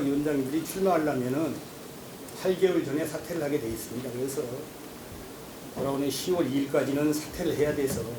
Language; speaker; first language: Korean; native; Korean